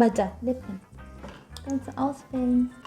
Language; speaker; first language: German; non-native, learner; Korean